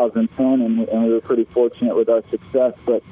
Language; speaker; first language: English; native; English